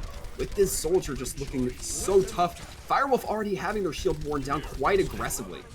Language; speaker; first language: English; native; English